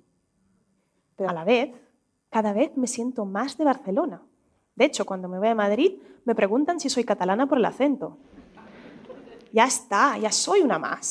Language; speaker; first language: Spanish; non-native, fluent; Russian